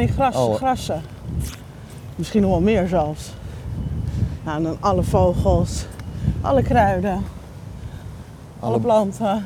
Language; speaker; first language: Dutch; native; Dutch